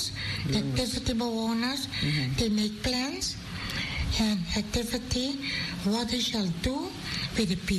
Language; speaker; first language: English; non-native, learner; Dutch